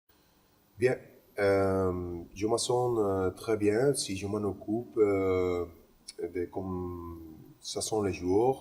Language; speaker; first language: French; non-native, learner; Spanish